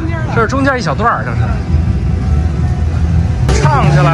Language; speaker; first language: Chinese; native; Chinese